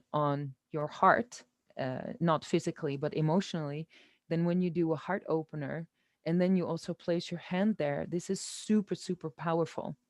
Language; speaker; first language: English; non-native, fluent; Dutch